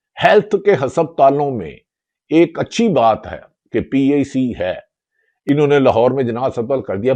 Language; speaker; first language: Urdu; non-native, local second language; Punjabi